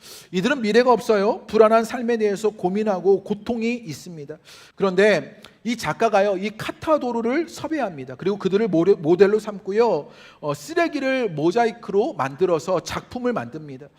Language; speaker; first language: Korean; native; Korean